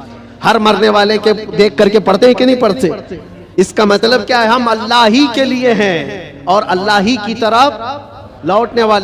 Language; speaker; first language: Urdu; native; Urdu